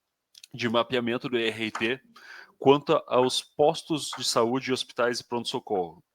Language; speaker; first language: Portuguese; native; Portuguese